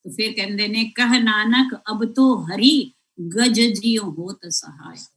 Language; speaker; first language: Hindi; non-native, local second language; Punjabi